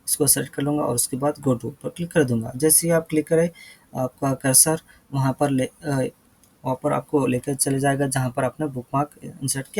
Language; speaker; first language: Hindi; native; Hindi